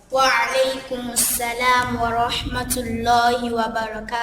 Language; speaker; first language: Arabic; non-native, learner; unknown